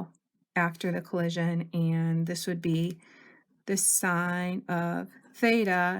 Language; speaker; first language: English; native; English